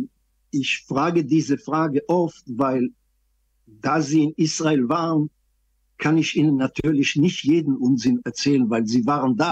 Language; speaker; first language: German; non-native, fluent; Hebrew